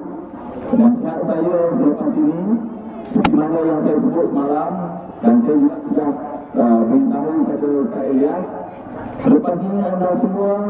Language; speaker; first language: Malay; native; Malay